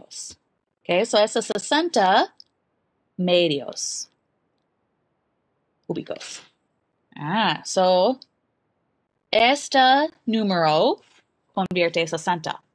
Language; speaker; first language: Spanish; non-native, learner; English